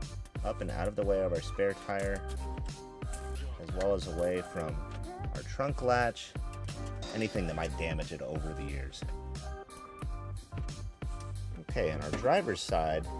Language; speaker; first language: English; native; English